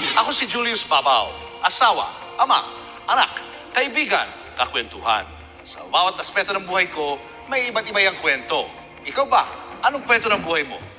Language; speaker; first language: Filipino; native; Filipino